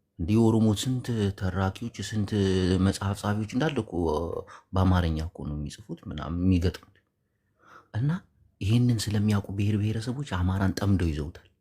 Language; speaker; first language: Amharic; non-native, local second language; Tigrinya